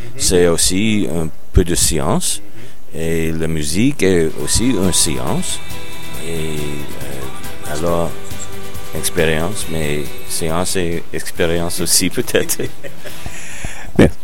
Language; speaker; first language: French; non-native, learner; English